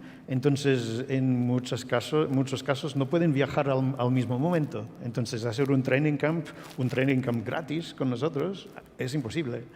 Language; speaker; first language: Spanish; non-native, fluent; English